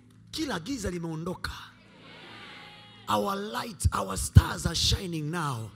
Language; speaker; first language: English; non-native, local second language; Swahili